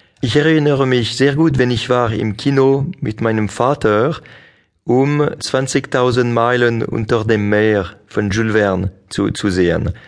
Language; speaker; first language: German; non-native, local second language; French